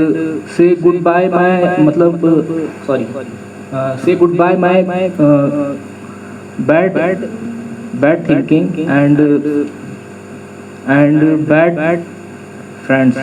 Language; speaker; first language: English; non-native, learner; Hindi